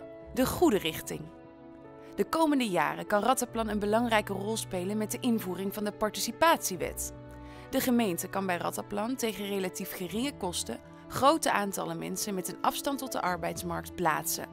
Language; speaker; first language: Dutch; native; Dutch